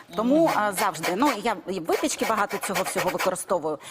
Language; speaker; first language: Ukrainian; native; Ukrainian